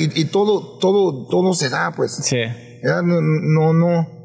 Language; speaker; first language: Spanish; early bilingual, heritage; Spanish